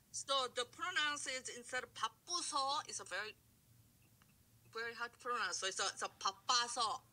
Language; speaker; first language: English; non-native, fluent; Korean